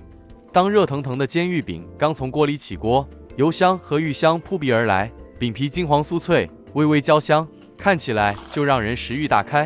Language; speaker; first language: Chinese; native; Chinese